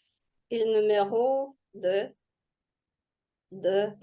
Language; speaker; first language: French; non-native, learner; Russian